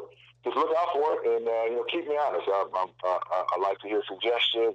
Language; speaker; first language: English; native; English